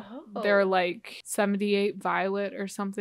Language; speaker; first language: English; native; English